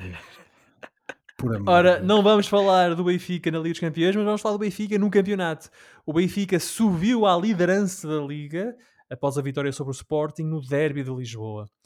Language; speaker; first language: Portuguese; native; Portuguese